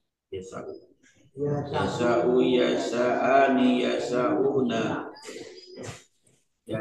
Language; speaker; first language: Arabic; non-native, learner; Indonesian